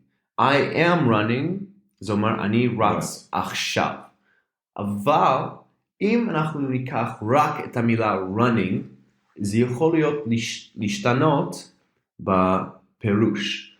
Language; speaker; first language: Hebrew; non-native, fluent; English